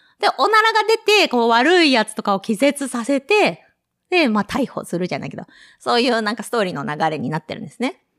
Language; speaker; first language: Japanese; native; Japanese